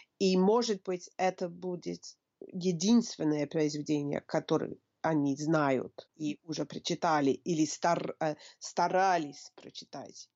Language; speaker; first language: Russian; non-native, fluent; English